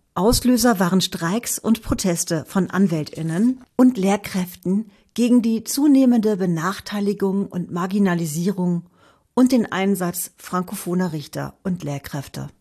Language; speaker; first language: German; native; German